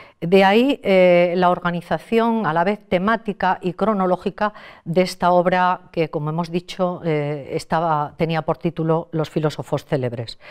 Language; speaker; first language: Spanish; native; Spanish